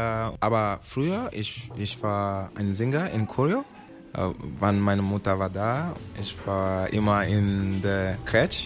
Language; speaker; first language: German; non-native, learner; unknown